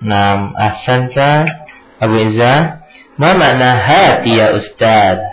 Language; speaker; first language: Arabic; non-native, fluent; Indonesian